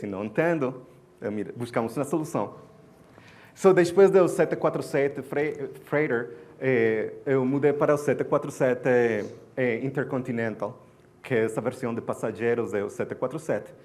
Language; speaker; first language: Portuguese; non-native, learner; Spanish